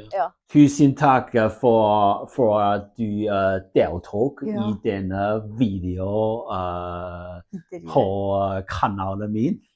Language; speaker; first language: Norwegian; non-native, learner; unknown